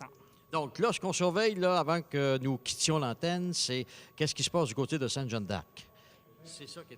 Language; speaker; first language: French; native; French